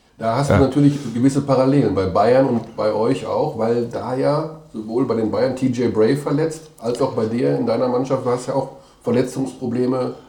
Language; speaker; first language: German; native; German